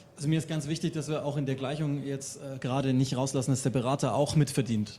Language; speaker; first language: German; native; German